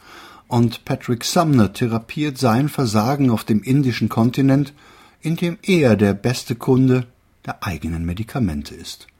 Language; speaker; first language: German; native; German